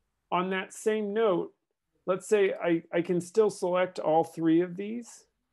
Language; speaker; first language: English; native; English